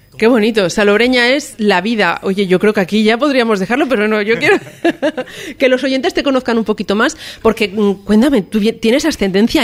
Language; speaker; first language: Spanish; native; Spanish